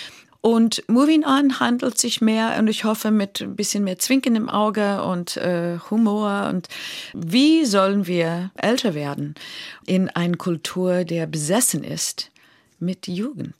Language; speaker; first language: German; non-native, fluent; English